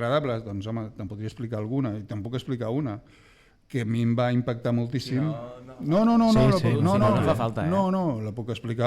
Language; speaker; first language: Catalan; native; Catalan